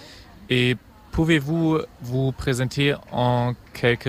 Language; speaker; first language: French; non-native, fluent; German